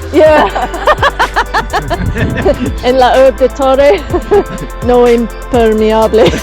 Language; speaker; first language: Spanish; non-native, learner; English